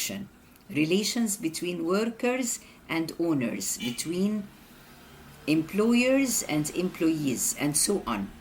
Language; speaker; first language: English; non-native, fluent; Arabic